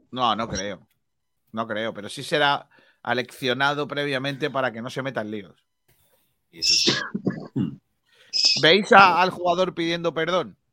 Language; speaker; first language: Spanish; native; Spanish